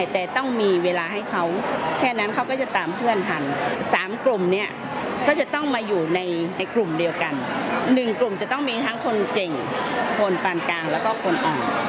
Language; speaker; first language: Thai; native; Thai